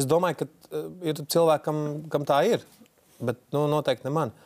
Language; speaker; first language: Latvian; native; Latvian